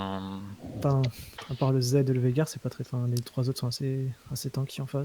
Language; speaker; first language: French; native; French